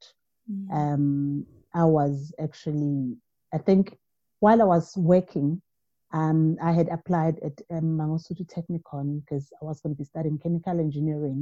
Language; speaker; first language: English; non-native, local second language; Zulu